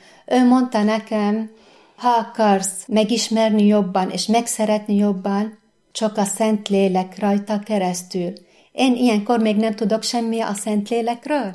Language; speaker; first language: Hungarian; non-native, fluent; Arabic